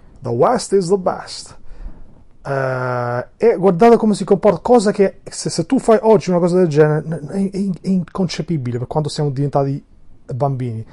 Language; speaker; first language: Italian; non-native, fluent; Albanian